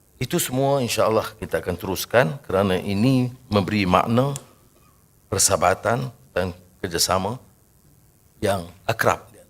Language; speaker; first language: Malay; native; Malay